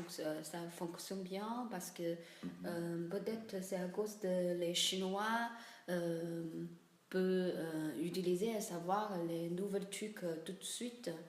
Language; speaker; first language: French; non-native, learner; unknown